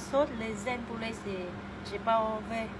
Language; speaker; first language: French; non-native, learner; Vietnamese